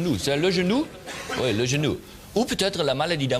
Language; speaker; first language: French; non-native, learner; German